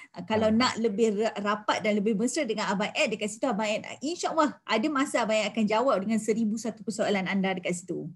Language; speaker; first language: Malay; native; Malay